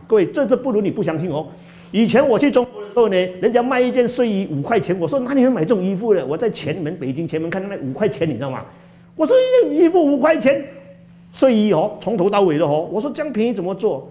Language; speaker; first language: Chinese; native; Chinese